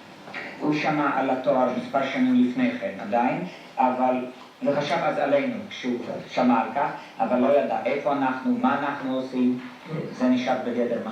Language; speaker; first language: Hebrew; non-native, fluent; Polish